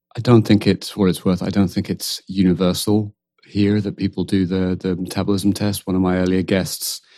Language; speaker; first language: English; native; English